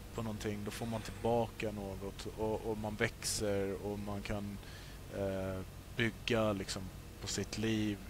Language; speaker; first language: Swedish; native; Swedish